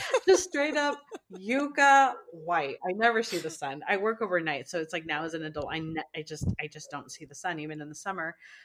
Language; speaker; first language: English; early bilingual, other home language; Spanish